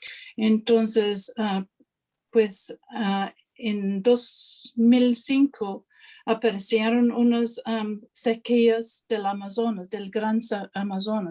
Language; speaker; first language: Spanish; non-native, fluent; English